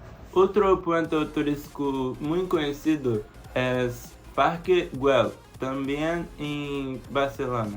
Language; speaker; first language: Spanish; non-native, learner; Portuguese